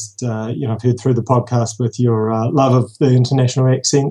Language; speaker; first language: English; native; English